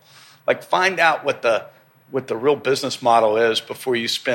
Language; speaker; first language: English; native; English